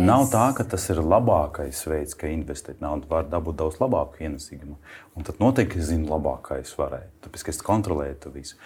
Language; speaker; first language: Latvian; non-native, local second language; Russian